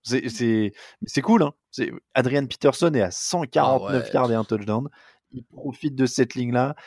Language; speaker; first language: French; native; French